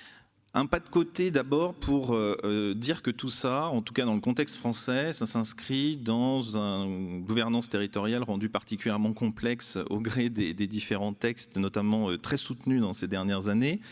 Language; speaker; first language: French; native; French